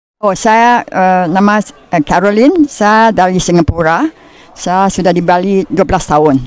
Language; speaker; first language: Indonesian; non-native, learner; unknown